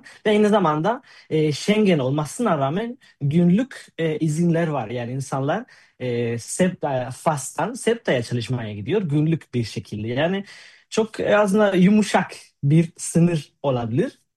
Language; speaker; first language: Turkish; non-native, fluent; Spanish